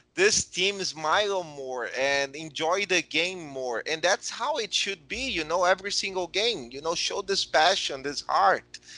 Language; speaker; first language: English; non-native, fluent; Portuguese